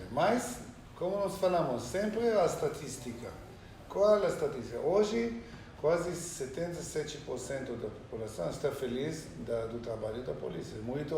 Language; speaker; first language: Portuguese; non-native, learner; Hebrew